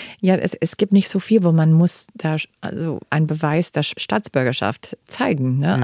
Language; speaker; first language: German; non-native, fluent; English